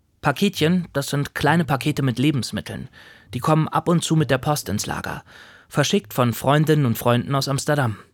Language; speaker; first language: German; native; German